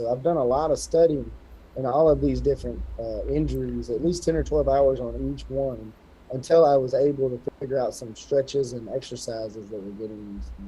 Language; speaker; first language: English; native; English